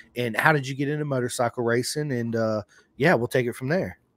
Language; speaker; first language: English; native; English